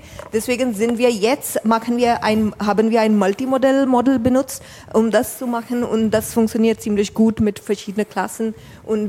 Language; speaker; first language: German; non-native, fluent; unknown